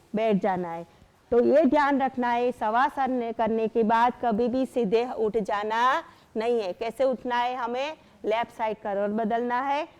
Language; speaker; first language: Hindi; non-native, local second language; Gujarati